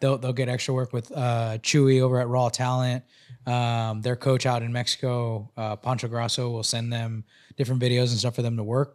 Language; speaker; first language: English; early bilingual, other home language; Spanish